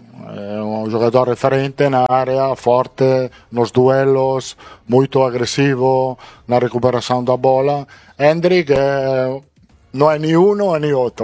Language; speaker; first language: Portuguese; non-native, fluent; Spanish